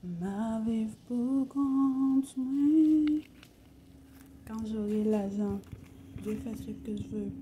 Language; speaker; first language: French; non-native, local second language; Haitian Creole